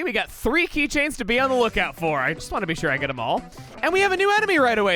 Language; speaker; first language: English; native; English